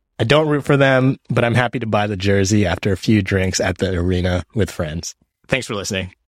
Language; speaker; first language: English; early bilingual, other home language; Japanese